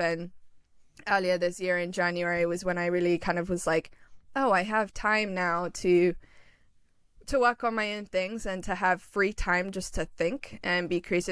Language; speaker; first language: English; native; English